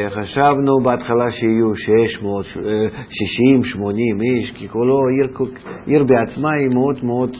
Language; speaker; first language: Hebrew; non-native, fluent; Russian